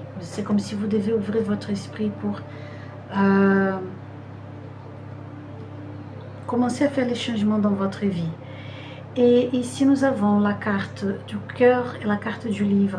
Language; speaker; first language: French; non-native, fluent; Portuguese